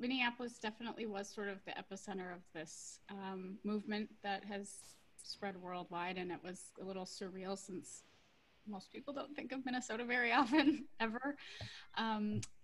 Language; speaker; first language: English; native; English